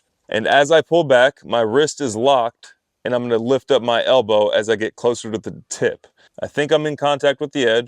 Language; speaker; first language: English; native; English